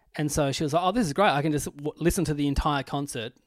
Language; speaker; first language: English; native; English